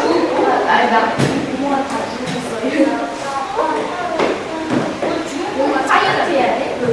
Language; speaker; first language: Korean; early bilingual, heritage; Korean